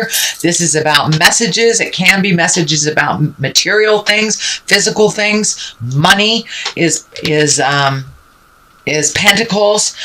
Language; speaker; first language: English; native; English